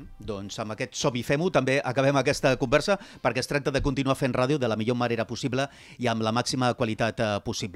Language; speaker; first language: Catalan; native; Catalan